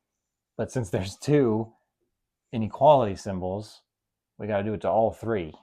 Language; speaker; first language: English; native; English